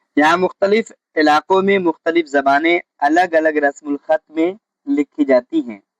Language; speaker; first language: Urdu; native; Urdu